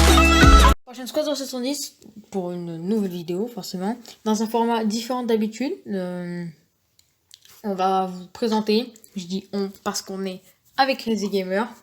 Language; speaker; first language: French; native; French